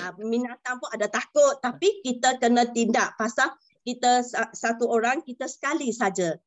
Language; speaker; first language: Malay; non-native, local second language; Chinese